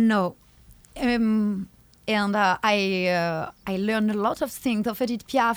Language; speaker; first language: English; non-native, learner; French